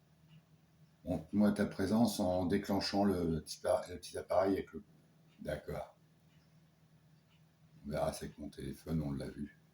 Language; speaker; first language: French; native; French